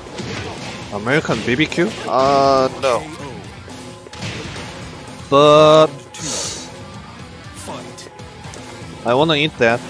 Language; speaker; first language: English; non-native, learner; Korean